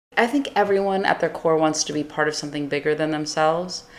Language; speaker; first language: English; native; English